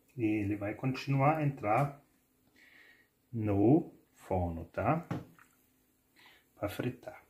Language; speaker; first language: Portuguese; non-native, learner; German